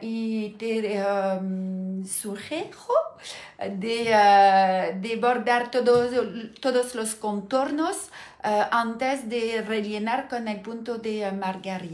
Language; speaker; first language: Spanish; non-native, learner; French